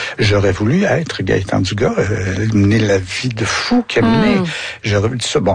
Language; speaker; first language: French; native; French